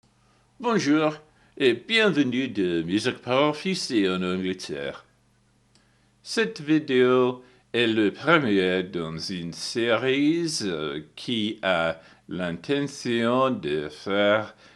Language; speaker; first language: French; non-native, learner; English